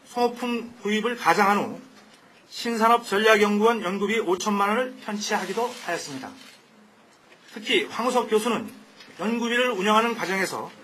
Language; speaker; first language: Korean; native; Korean